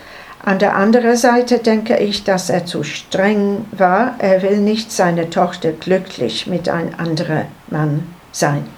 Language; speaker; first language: German; non-native, learner; English